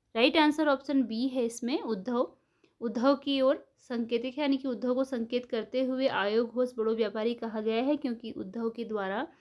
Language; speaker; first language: Hindi; native; Hindi